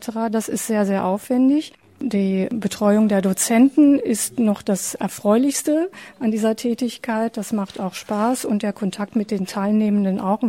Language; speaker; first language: German; native; German